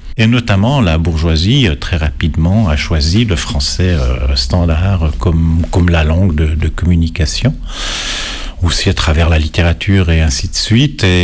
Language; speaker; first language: French; native; French